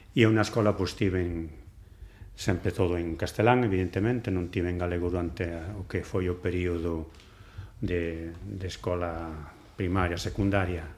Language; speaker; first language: Galician; non-native, local second language; Spanish